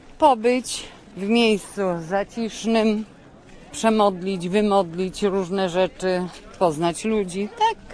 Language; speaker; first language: Polish; native; Polish